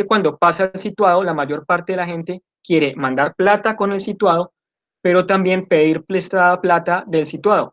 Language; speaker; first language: Spanish; native; Spanish